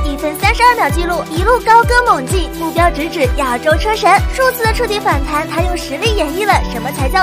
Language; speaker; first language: Chinese; native; Chinese